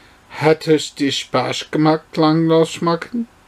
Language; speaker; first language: German; non-native, learner; English